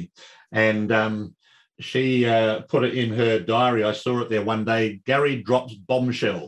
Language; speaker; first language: English; native; English